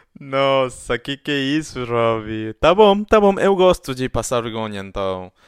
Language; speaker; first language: Portuguese; non-native, fluent; Spanish